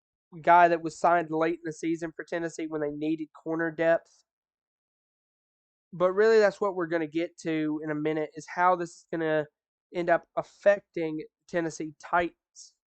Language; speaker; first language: English; native; English